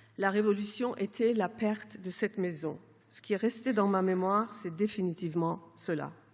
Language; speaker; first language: French; non-native, fluent; Persian